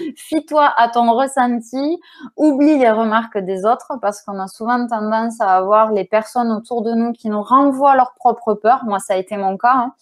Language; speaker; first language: French; native; French